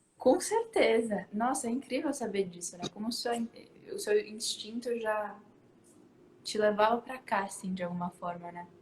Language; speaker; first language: Portuguese; native; Portuguese